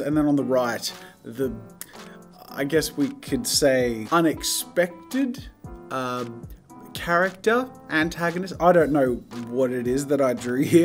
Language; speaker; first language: English; native; English